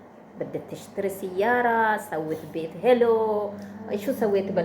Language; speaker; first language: Arabic; non-native, learner; Amharic